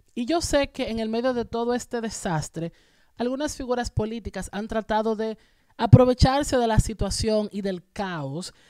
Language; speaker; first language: Spanish; native; Spanish